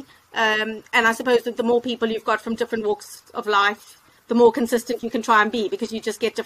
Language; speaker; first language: English; native; English